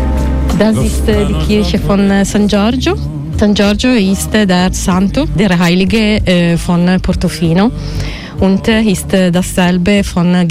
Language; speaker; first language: German; non-native, learner; Italian